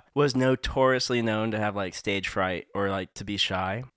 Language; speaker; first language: English; native; English